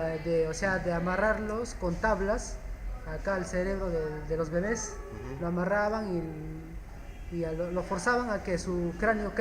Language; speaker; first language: Spanish; native; Spanish